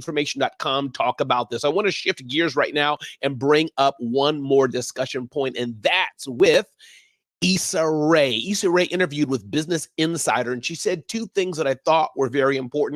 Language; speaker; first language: English; native; English